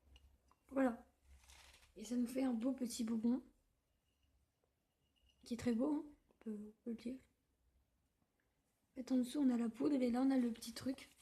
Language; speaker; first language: French; native; French